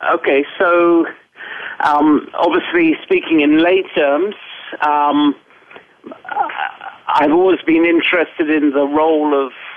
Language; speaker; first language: English; native; English